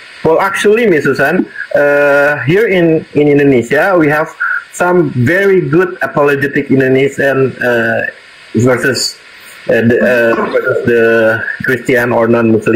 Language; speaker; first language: English; non-native, learner; Indonesian